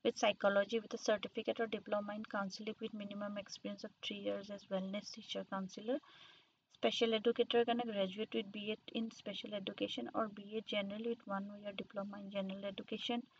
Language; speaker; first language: English; non-native, local second language; Assamese